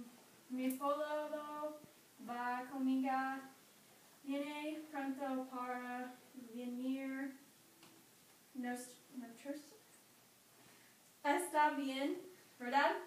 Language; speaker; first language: Spanish; non-native, learner; English